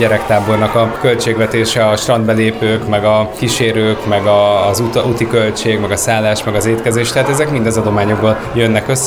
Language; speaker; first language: Hungarian; native; Hungarian